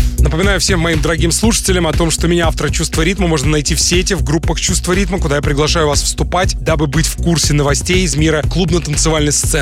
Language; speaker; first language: Russian; native; Russian